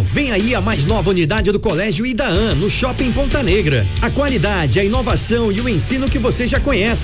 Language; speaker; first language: Portuguese; native; Portuguese